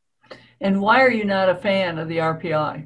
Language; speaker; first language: English; native; English